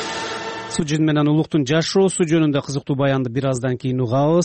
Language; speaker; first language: Kyrgyz; native; Kyrgyz